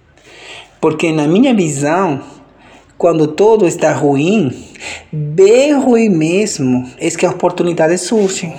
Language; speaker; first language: Portuguese; non-native, fluent; Spanish